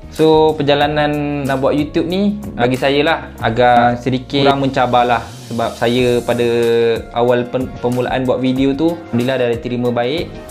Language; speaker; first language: Malay; native; Malay